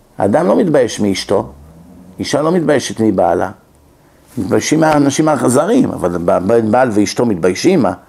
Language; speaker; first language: Hebrew; native; Hebrew